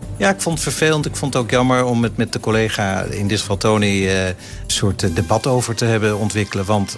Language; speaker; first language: Dutch; native; Dutch